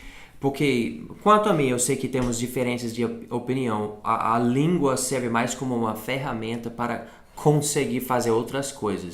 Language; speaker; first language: Portuguese; non-native, fluent; English